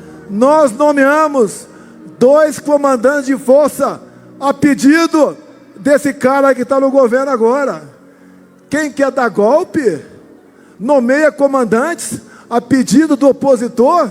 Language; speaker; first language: Portuguese; native; Portuguese